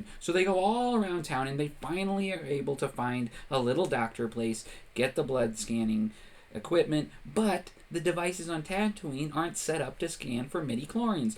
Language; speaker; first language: English; native; English